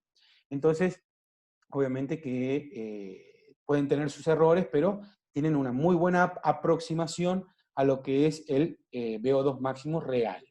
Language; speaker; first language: Spanish; native; Spanish